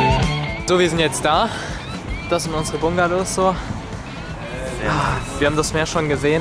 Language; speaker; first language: German; native; German